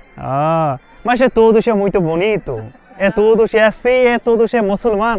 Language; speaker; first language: Portuguese; non-native, learner; Bangla